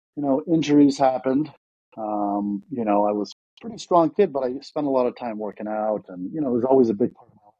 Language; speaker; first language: English; early bilingual, other home language; Russian